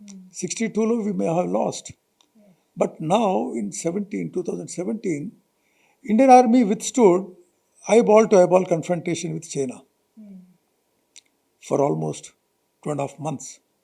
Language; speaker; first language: English; non-native, local second language; Telugu